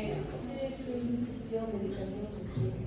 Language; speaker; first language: French; non-native, learner; Spanish